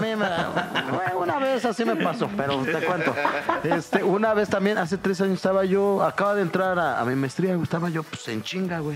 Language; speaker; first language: Spanish; native; Spanish